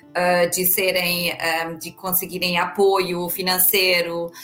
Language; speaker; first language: Portuguese; non-native, fluent; German